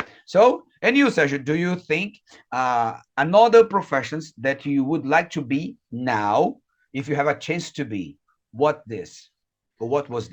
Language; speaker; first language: English; non-native, fluent; Portuguese